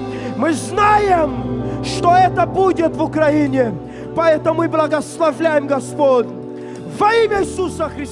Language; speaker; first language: Russian; non-native, learner; Portuguese